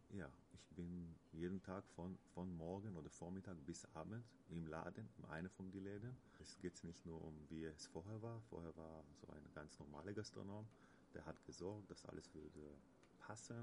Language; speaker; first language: German; non-native, learner; Hebrew